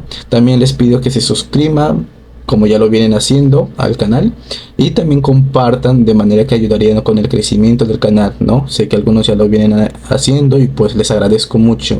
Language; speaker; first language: Spanish; native; Spanish